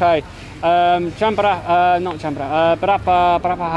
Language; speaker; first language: Indonesian; non-native, learner; English